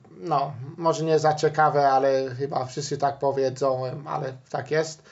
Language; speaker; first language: Polish; non-native, fluent; English